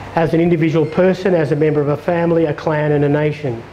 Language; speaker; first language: English; native; English